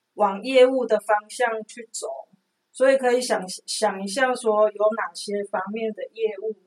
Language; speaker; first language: Chinese; non-native, local second language; Min Nan Chinese